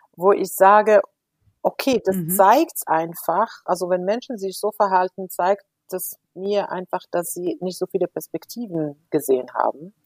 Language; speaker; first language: German; non-native, fluent; Arabic